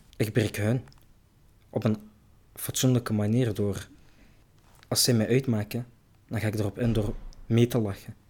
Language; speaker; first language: Dutch; early bilingual, other home language; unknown